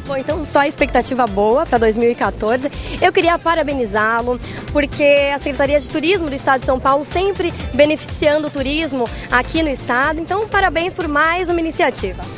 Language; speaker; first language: Portuguese; native; Portuguese